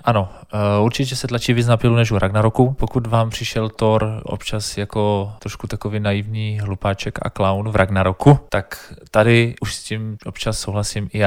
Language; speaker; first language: Czech; native; Czech